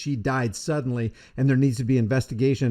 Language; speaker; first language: English; native; English